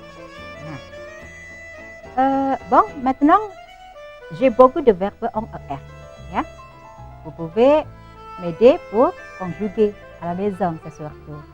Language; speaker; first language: French; non-native, fluent; Indonesian